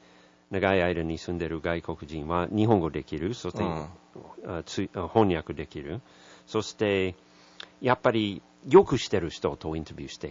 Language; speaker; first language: Japanese; non-native, learner; English